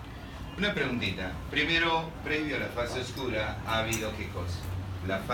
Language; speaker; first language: Spanish; native; Spanish